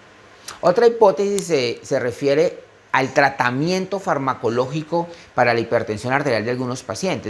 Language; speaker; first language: Spanish; native; Spanish